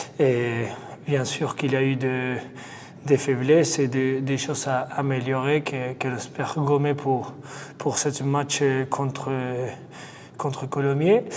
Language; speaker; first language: French; non-native, fluent; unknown